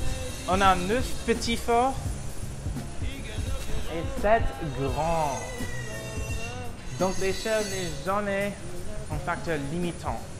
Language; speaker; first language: French; non-native, learner; English